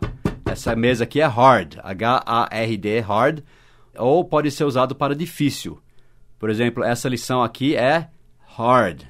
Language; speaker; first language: Portuguese; non-native, fluent; English